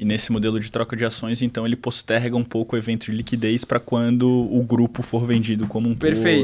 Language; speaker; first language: Portuguese; native; Portuguese